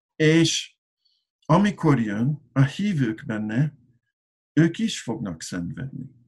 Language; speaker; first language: Hungarian; non-native, learner; English